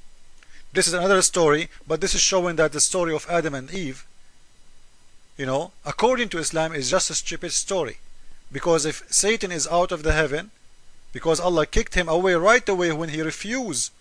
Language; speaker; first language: English; non-native, fluent; Arabic